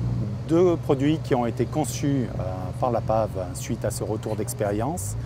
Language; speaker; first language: French; native; French